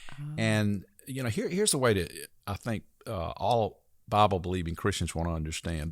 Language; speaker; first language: English; native; English